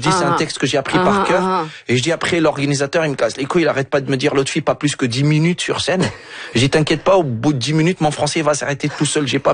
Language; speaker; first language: French; non-native, local second language; Arabic